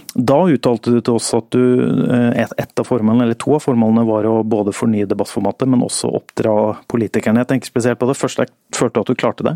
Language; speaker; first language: Norwegian; native; Norwegian